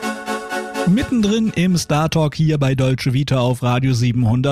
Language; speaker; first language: German; native; German